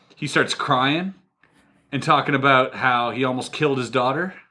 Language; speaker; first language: English; native; English